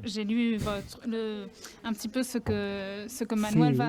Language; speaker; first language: French; non-native, fluent; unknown